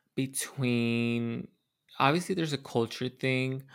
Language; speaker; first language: English; early bilingual, other home language; Spanish